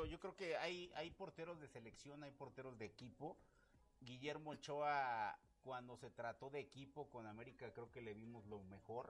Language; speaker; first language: Spanish; native; Spanish